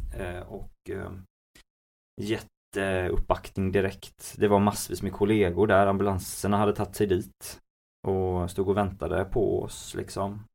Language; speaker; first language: Swedish; native; Swedish